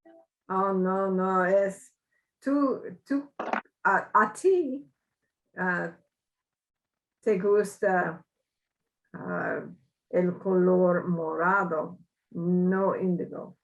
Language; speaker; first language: Spanish; non-native, learner; English